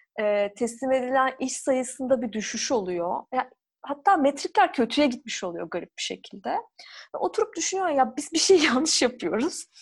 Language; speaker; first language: Turkish; native; Turkish